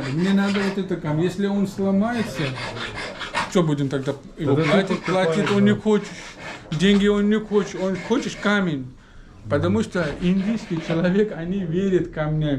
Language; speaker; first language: Russian; non-native, learner; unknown